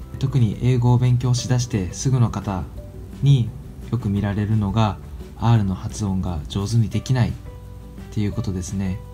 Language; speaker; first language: Japanese; native; Japanese